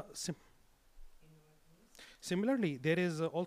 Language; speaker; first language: English; non-native, local second language; Hindi